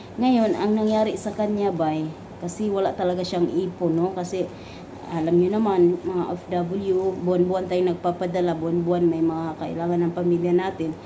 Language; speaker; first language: Filipino; non-native, local second language; Cebuano